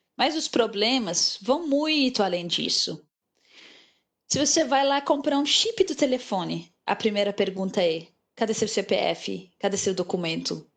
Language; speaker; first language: Portuguese; non-native, fluent; Arabic